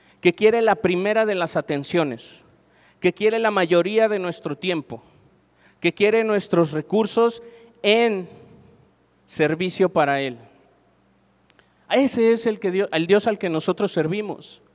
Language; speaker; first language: Spanish; native; Spanish